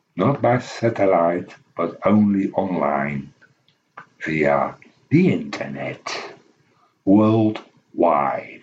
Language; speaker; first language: English; non-native, fluent; Dutch